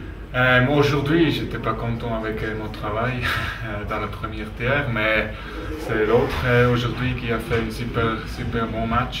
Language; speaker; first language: French; non-native, local second language; German